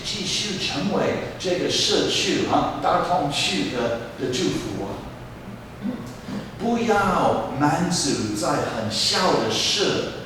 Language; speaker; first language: Chinese; non-native, fluent; English